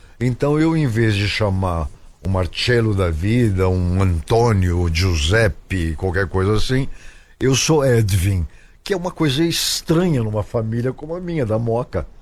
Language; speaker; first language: Portuguese; native; Portuguese